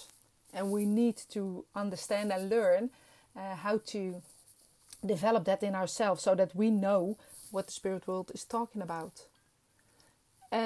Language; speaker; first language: English; non-native, fluent; Dutch